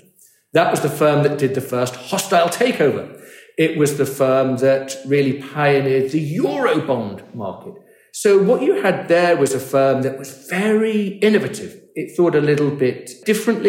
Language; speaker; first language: English; native; English